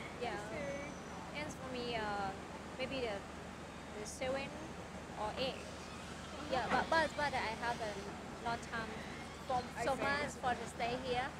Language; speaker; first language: English; non-native, learner; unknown